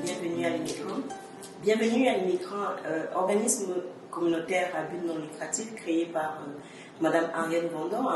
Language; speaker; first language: French; native; French